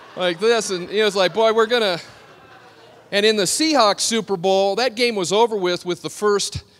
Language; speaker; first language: English; native; English